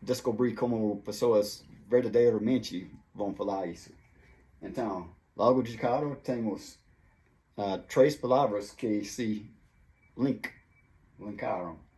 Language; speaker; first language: Portuguese; non-native, fluent; English